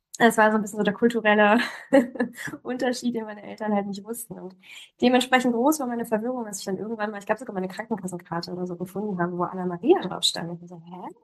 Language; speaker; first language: German; early bilingual, other home language; Polish